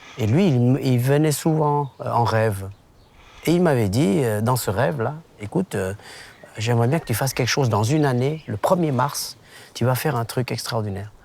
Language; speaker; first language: French; early bilingual, other home language; Khmer